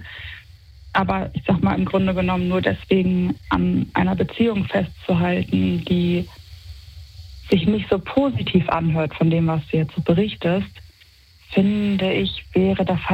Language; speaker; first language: German; native; German